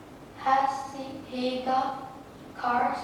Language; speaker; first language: English; non-native, learner; Vietnamese